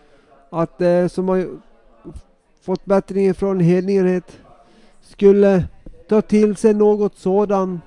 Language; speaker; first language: Swedish; non-native, local second language; Finnish